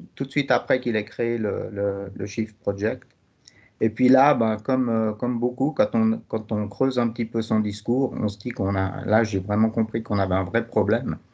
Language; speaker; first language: French; native; French